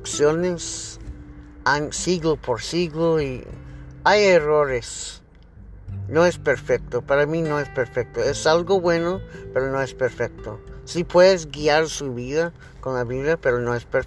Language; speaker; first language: Spanish; early bilingual, heritage; English